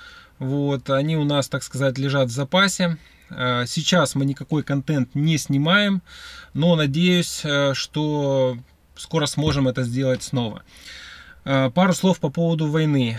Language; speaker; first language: Russian; native; Russian